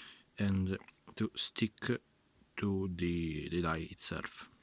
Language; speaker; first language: English; non-native, fluent; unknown